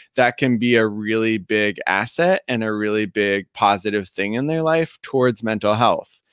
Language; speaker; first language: English; native; English